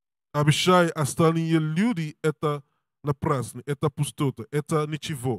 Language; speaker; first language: Russian; non-native, learner; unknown